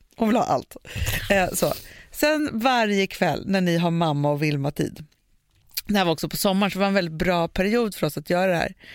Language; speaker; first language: Swedish; native; Swedish